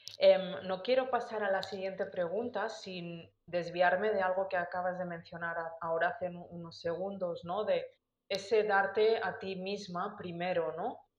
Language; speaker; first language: Spanish; native; Spanish